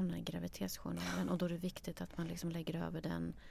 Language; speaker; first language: Swedish; native; Swedish